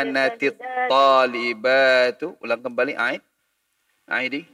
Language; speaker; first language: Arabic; non-native, fluent; Indonesian